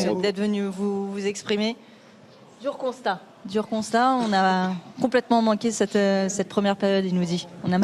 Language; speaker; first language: French; native; French